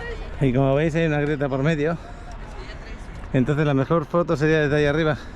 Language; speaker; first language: Spanish; native; Spanish